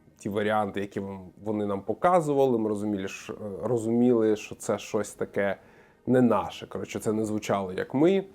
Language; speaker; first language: Ukrainian; non-native, local second language; Russian